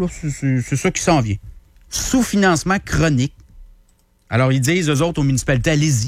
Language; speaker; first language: French; native; French